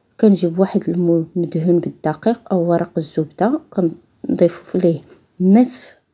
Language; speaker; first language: Arabic; native; Arabic